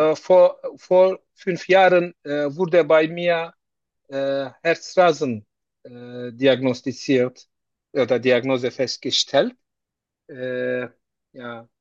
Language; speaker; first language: German; non-native, learner; Turkish